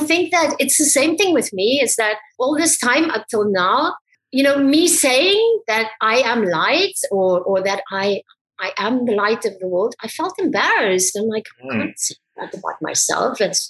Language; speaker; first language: English; native; English